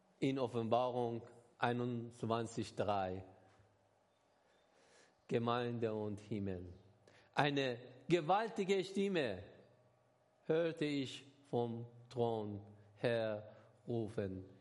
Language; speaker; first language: German; non-native, learner; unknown